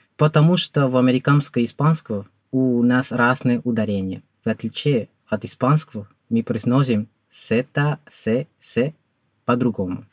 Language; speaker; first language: Russian; non-native, fluent; Spanish